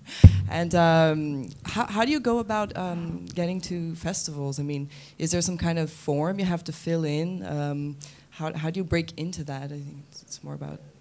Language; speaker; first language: English; non-native, fluent; Spanish